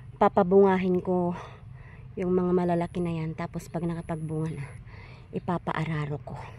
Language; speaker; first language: Filipino; non-native, local second language; Iloko